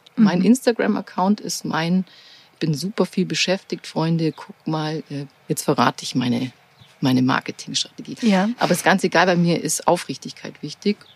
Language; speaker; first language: German; native; German